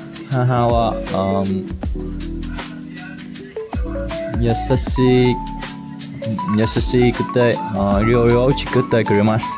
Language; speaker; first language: Japanese; non-native, learner; Vietnamese